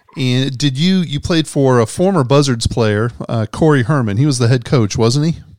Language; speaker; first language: English; native; English